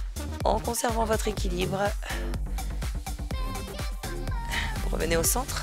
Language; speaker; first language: French; native; French